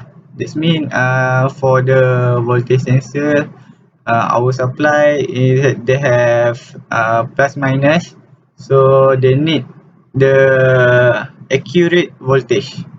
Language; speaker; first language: English; non-native, local second language; Malay